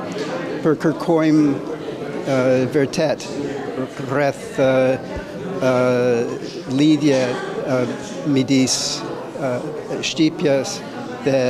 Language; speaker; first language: Albanian; non-native, learner; English